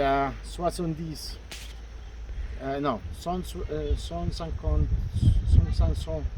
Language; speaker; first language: French; non-native, fluent; Spanish